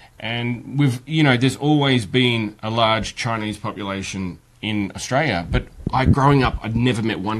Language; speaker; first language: English; native; English